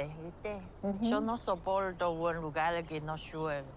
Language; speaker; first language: Spanish; non-native, fluent; Chinese